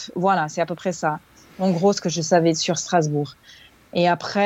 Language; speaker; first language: French; non-native, fluent; Serbian